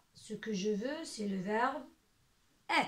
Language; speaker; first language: French; non-native, local second language; Arabic